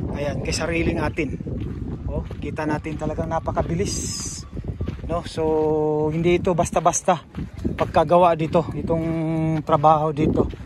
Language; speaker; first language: Filipino; non-native, local second language; Cebuano